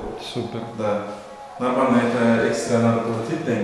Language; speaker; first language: Russian; non-native, learner; Turkish